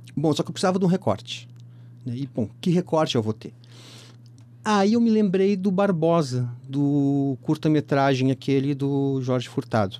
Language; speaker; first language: Portuguese; native; Portuguese